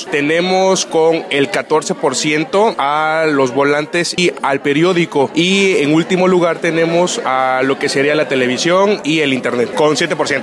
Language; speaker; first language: Spanish; native; Spanish